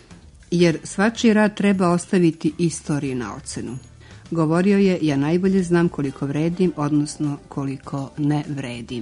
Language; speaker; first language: Serbian; native; Serbian